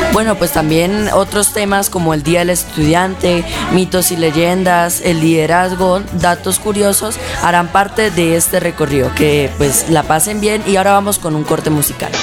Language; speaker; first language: Spanish; native; Spanish